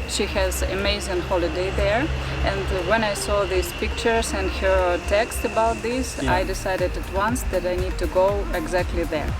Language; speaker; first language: English; non-native, fluent; Russian